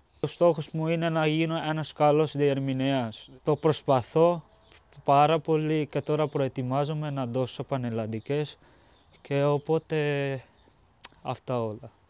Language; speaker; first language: Greek; non-native, fluent; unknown